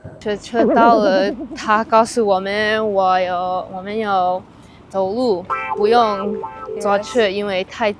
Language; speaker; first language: Chinese; non-native, learner; English